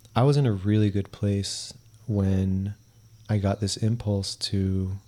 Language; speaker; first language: English; early bilingual, other home language; Spanish